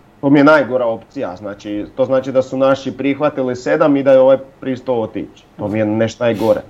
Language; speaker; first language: Croatian; native; Croatian